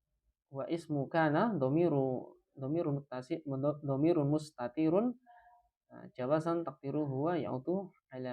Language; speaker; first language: Arabic; non-native, fluent; Indonesian